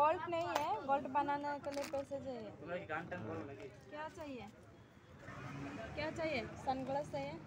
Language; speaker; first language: Hindi; non-native, fluent; Bangla